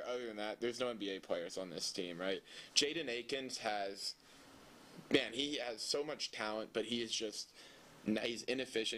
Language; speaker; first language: English; native; English